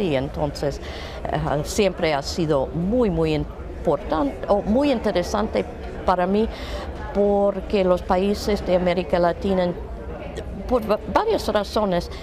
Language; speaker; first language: Spanish; non-native, fluent; English